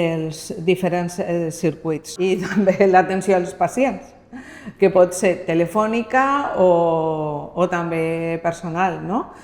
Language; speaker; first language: Catalan; non-native, local second language; Spanish